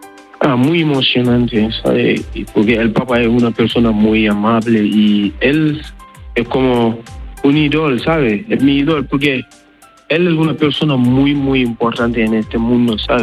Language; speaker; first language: Spanish; non-native, learner; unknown